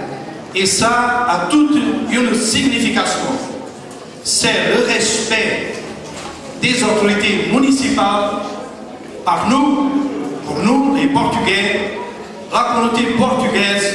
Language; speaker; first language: French; non-native, fluent; Portuguese